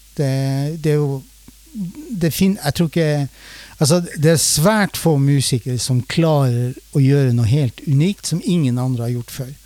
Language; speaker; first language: Norwegian; native; Norwegian